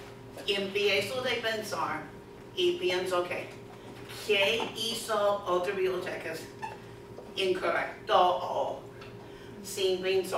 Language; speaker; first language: Spanish; non-native, fluent; English